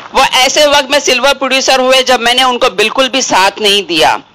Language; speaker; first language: Hindi; non-native, local second language; Urdu